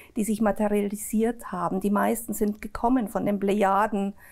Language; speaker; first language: German; native; German